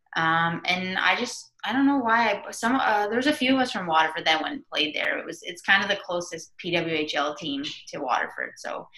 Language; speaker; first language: English; native; English